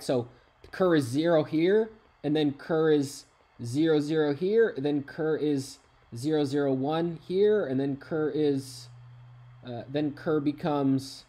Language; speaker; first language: English; native; English